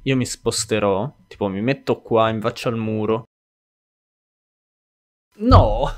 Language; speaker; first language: Italian; native; Italian